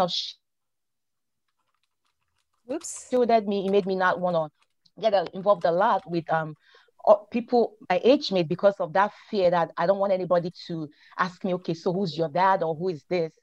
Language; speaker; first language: English; non-native, local second language; Igbo